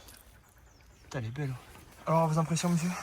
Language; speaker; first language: French; native; French